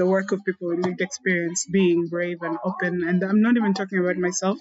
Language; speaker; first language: English; non-native, local second language; Kinyarwanda